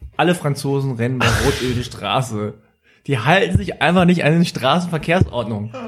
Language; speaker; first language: German; native; German